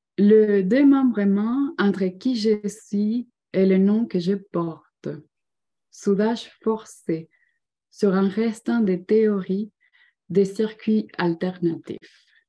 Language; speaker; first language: French; non-native, fluent; Spanish